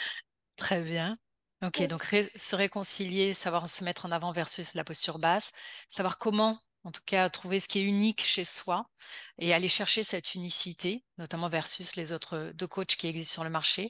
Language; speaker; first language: French; native; French